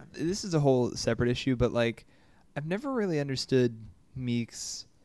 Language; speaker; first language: English; native; English